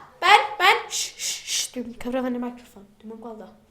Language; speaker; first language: Welsh; non-native, local second language; English